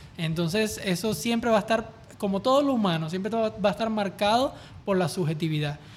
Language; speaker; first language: Spanish; native; Spanish